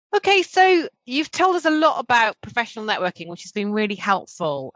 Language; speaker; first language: English; native; English